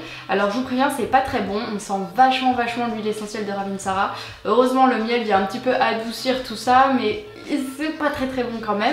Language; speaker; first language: French; native; French